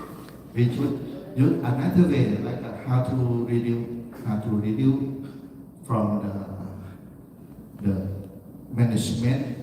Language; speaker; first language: English; non-native, learner; Thai